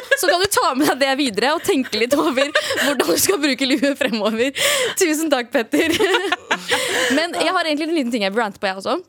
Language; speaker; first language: Norwegian; early bilingual, other home language; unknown